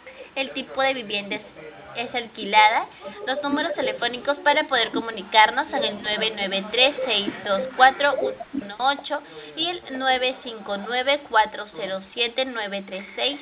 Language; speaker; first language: Spanish; native; Spanish